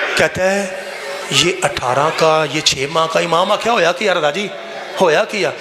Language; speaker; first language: Urdu; non-native, local second language; Punjabi